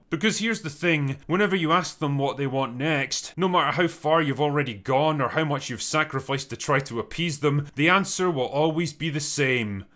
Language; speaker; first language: English; native; English